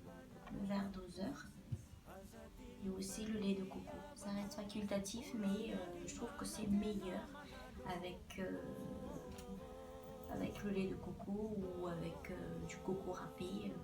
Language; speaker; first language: French; non-native, local second language; Malagasy